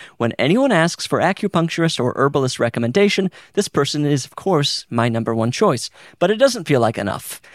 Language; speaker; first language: English; native; English